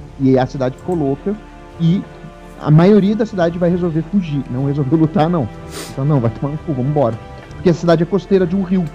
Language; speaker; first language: Portuguese; native; Portuguese